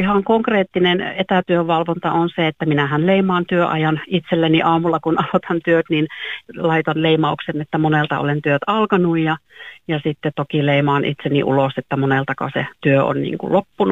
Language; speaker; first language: Finnish; native; Finnish